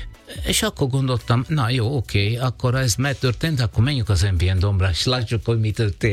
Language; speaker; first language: Hungarian; non-native, learner; Italian